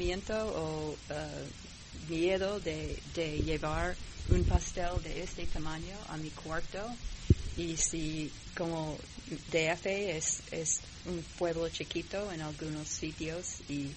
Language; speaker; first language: Spanish; non-native, fluent; English